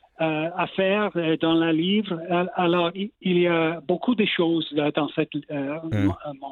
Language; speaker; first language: French; non-native, local second language; English